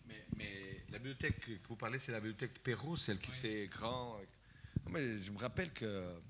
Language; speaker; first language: French; non-native, fluent; Portuguese